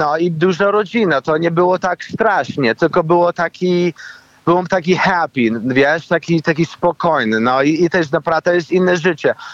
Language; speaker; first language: Polish; early bilingual, heritage; Polish